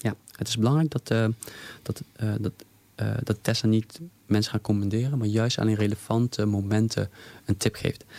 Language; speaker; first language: Dutch; native; Dutch